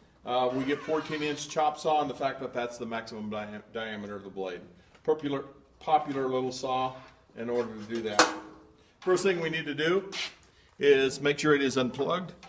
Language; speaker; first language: English; native; English